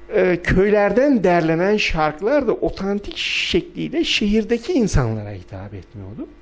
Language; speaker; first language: Turkish; non-native, local second language; Adyghe